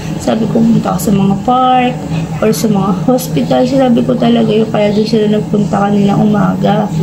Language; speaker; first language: Filipino; native; Filipino